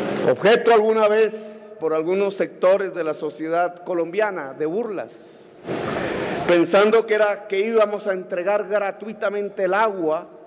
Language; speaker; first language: Spanish; native; Spanish